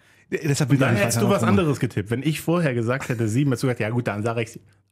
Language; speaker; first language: German; native; German